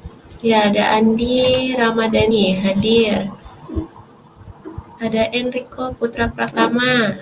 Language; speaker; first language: Indonesian; native; Indonesian